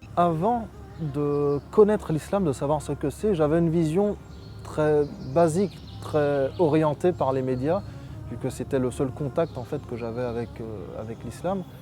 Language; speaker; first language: French; native; French